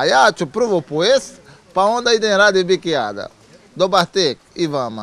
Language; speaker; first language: Croatian; non-native, learner; Portuguese